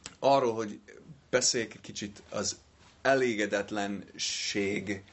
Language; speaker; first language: Hungarian; non-native, fluent; English